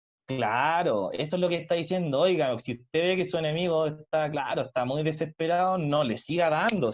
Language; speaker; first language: Spanish; native; Spanish